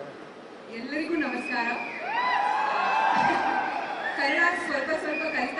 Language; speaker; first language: Kannada; non-native, learner; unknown